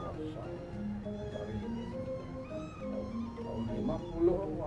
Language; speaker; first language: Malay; non-native, local second language; Balinese